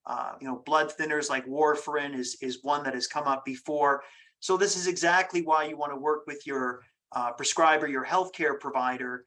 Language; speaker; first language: English; native; English